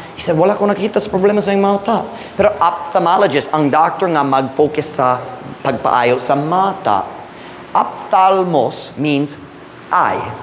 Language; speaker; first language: Cebuano; non-native, fluent; English